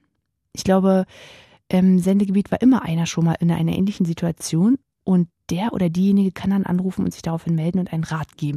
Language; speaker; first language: German; native; German